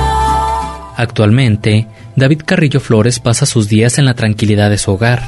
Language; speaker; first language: Spanish; native; Spanish